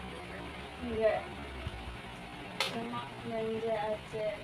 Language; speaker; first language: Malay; non-native, local second language; Javanese